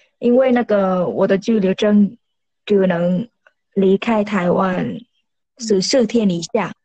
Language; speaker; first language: Chinese; non-native, fluent; Vietnamese